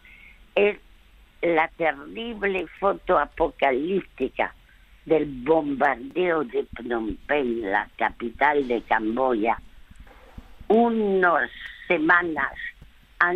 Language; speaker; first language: Spanish; early bilingual, other home language; French